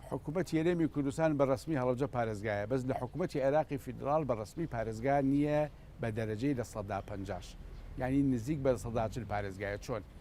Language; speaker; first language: Central Kurdish; native; Central Kurdish